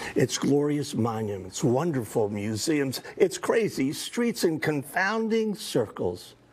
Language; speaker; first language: English; native; English